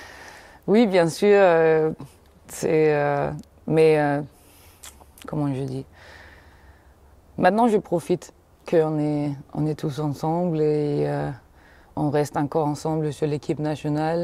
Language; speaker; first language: French; non-native, fluent; Danish